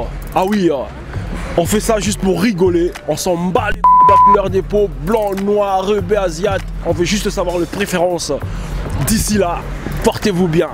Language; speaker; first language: French; native; French